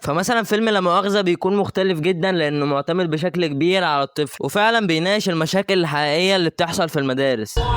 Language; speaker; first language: Arabic; native; Arabic